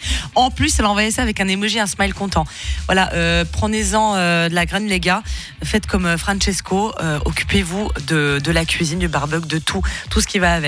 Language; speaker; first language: French; native; French